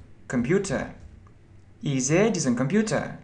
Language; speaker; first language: German; non-native, fluent; Russian